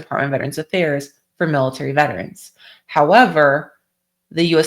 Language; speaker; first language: English; native; English